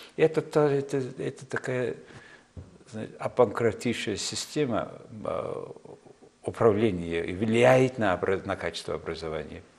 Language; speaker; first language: Russian; non-native, fluent; Mongolian